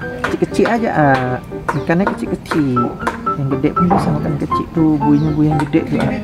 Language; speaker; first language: Malay; native; Malay